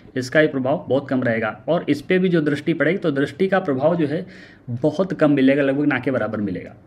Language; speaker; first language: Hindi; native; Hindi